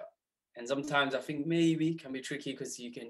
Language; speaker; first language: English; native; English